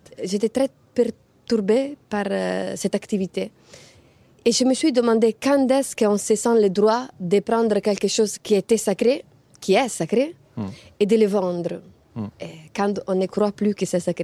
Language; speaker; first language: French; non-native, fluent; Italian